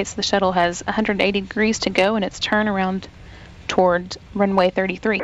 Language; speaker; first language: English; native; English